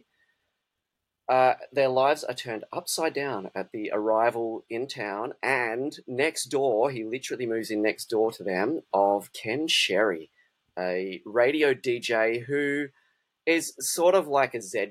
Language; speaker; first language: English; native; English